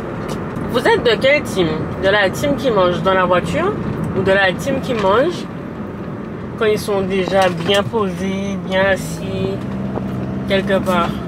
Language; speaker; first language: French; native; French